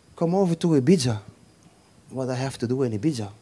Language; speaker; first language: English; non-native, fluent; Dutch